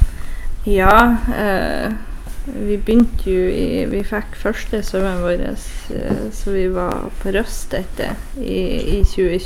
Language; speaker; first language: Norwegian; native; Norwegian